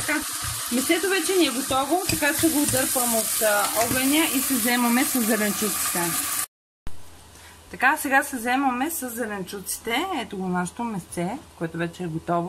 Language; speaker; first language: Bulgarian; native; Bulgarian